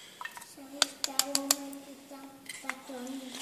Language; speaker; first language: Bulgarian; early bilingual, heritage; Bulgarian